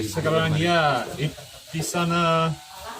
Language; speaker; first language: Indonesian; non-native, fluent; English